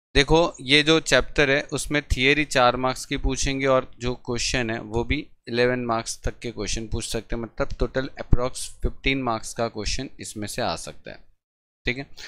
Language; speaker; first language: Hindi; non-native, local second language; Gujarati